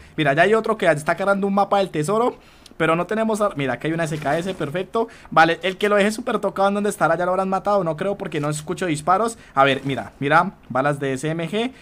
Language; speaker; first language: Spanish; native; Spanish